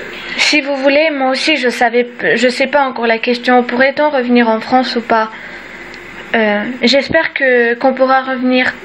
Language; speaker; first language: French; early bilingual, other home language; Armenian